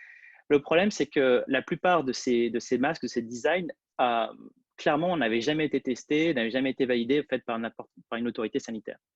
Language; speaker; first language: French; native; French